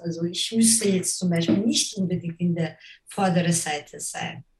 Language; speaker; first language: German; non-native, fluent; Turkish